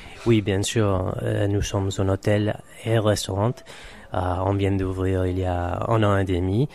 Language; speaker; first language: French; non-native, fluent; Spanish